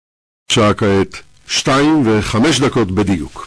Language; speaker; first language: Hebrew; native; Hebrew